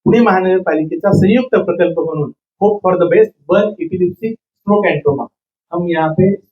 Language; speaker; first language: Hindi; non-native, local second language; Marathi